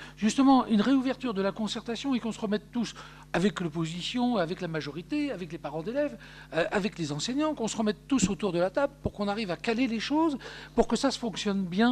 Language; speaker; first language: French; native; French